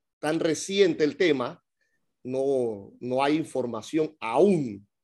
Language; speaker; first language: Spanish; native; Spanish